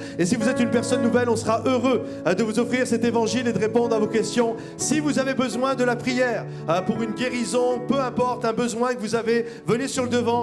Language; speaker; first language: French; native; French